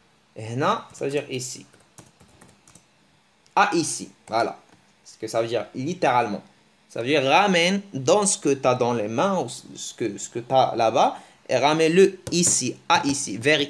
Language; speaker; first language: French; early bilingual, other home language; Arabic